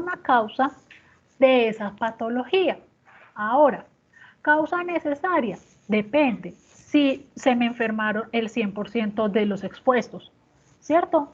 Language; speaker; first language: Spanish; native; Spanish